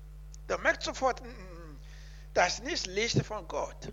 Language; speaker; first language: German; non-native, learner; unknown